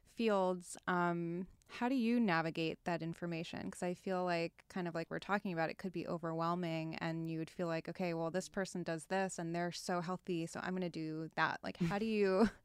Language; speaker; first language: English; native; English